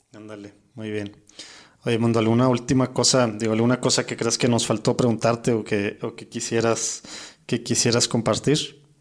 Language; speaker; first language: Spanish; native; Spanish